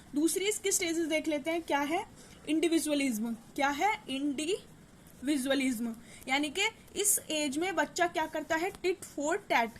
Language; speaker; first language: Hindi; native; Hindi